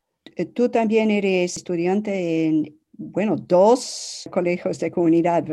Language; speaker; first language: Spanish; non-native, fluent; English